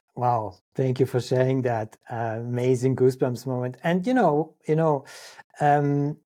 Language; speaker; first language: English; non-native, fluent; German